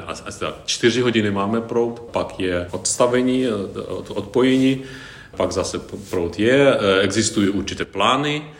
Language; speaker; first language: Czech; non-native, fluent; Ukrainian